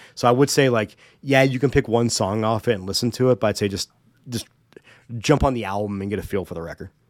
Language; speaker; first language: English; native; English